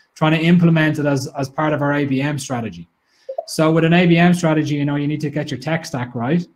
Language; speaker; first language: English; native; English